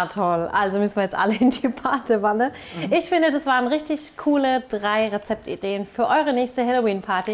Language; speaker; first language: German; native; German